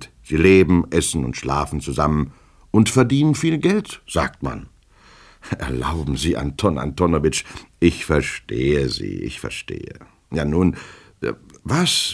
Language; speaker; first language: German; native; German